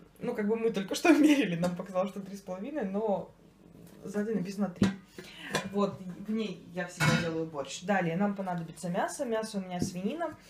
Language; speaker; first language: Russian; native; Russian